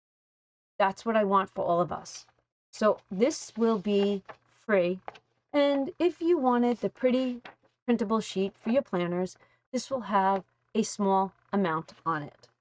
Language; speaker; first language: English; native; English